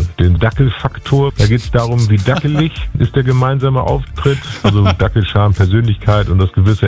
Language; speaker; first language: German; native; German